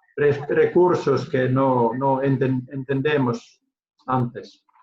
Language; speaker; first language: Spanish; non-native, learner; Finnish